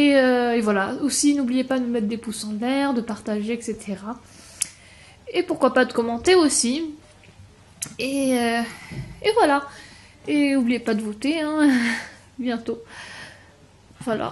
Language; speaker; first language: French; native; French